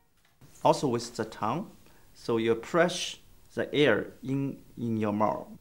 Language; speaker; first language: English; non-native, learner; Chinese